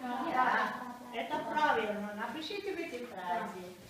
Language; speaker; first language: Russian; non-native, fluent; Mongolian